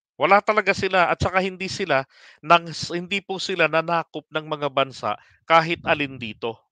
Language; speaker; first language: Filipino; native; Filipino